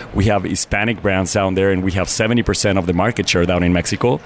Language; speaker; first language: English; non-native, fluent; Spanish